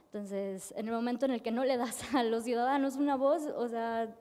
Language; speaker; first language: Spanish; native; Spanish